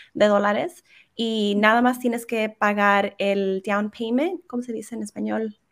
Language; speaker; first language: Spanish; early bilingual, heritage; Spanish